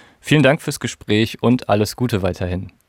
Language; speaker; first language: German; native; German